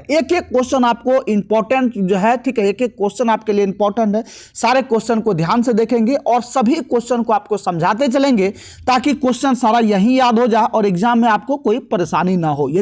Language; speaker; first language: Hindi; native; Hindi